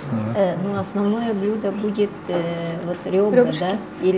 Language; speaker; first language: Russian; non-native, local second language; Tuvinian